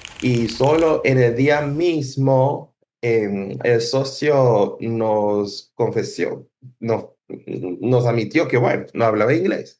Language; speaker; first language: Spanish; non-native, fluent; English